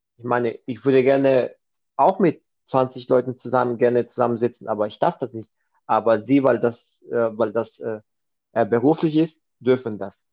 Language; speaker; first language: German; non-native, fluent; Spanish